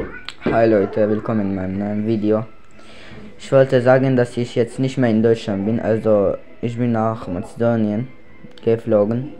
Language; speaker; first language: German; non-native, learner; Macedonian